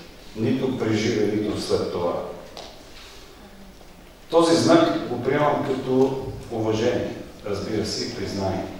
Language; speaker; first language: Bulgarian; native; Bulgarian